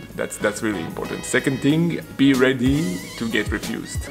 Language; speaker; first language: English; non-native, fluent; Serbian